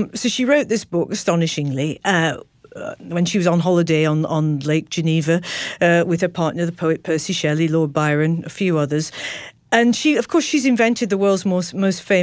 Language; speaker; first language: English; native; English